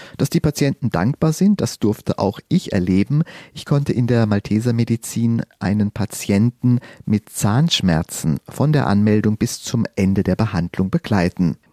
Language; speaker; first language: German; native; German